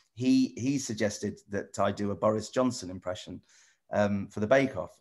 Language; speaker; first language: English; native; English